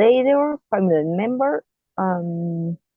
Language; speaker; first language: English; non-native, learner; Spanish